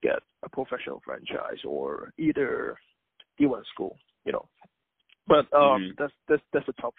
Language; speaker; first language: English; non-native, local second language; Cantonese